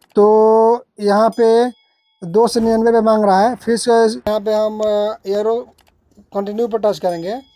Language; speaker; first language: Hindi; native; Hindi